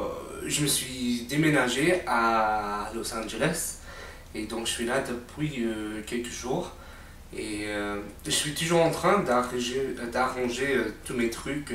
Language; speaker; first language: French; non-native, fluent; English